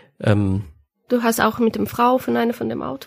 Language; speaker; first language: German; non-native, learner; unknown